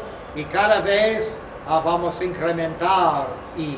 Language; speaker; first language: Spanish; non-native, fluent; English